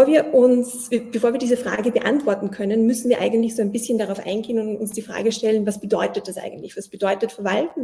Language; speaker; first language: German; native; German